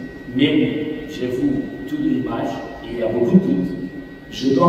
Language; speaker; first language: French; non-native, fluent; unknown